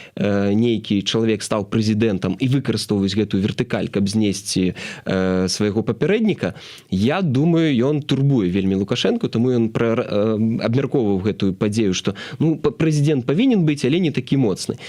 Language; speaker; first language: Belarusian; non-native, local second language; Russian